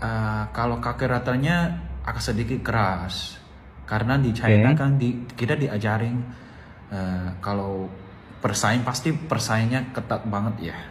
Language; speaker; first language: Indonesian; non-native, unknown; Chinese